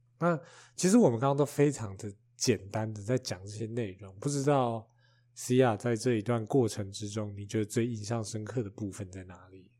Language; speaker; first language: Chinese; native; Chinese